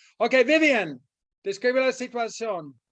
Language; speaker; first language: Spanish; non-native, fluent; English